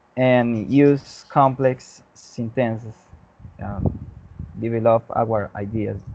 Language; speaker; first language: English; non-native, learner; Spanish